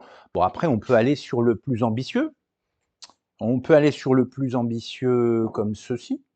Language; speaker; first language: French; native; French